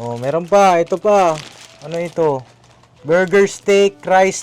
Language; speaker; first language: Filipino; native; Filipino